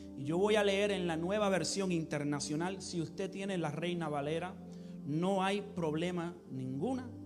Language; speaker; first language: Spanish; early bilingual, heritage; English